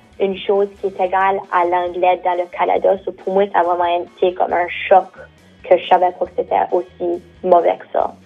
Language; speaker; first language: French; native; French